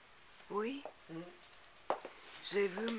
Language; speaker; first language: French; non-native, learner; English